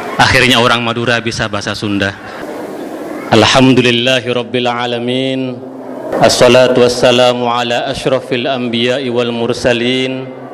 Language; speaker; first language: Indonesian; non-native, local second language; Madurese